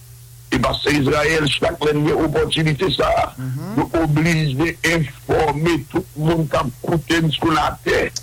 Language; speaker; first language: French; non-native, local second language; Haitian Creole